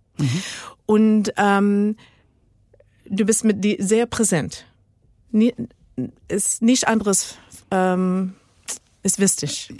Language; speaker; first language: German; non-native, learner; Spanish